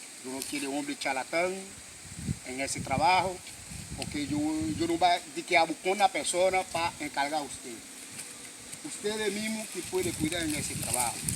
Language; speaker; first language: Spanish; non-native, local second language; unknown